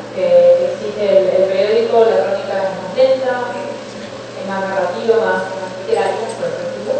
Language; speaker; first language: Spanish; native; Spanish